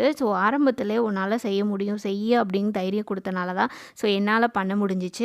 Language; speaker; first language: Tamil; native; Tamil